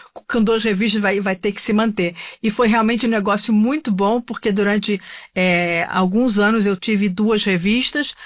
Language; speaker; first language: Portuguese; native; Portuguese